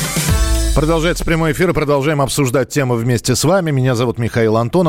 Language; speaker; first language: Russian; native; Russian